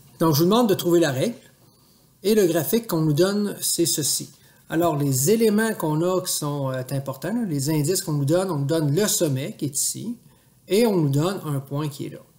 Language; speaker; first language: French; native; French